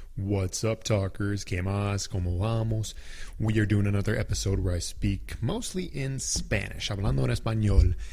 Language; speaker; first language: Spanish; non-native, fluent; English